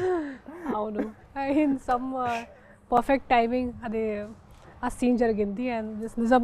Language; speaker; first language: Telugu; non-native, fluent; Hindi